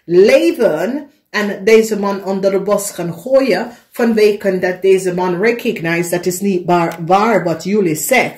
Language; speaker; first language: Dutch; non-native, fluent; English